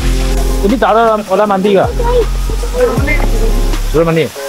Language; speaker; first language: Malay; non-native, local second language; Cantonese